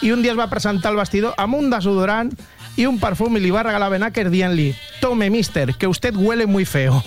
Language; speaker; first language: Catalan; native; Catalan